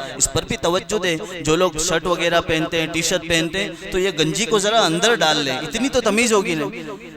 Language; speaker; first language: Urdu; non-native, local second language; Gujarati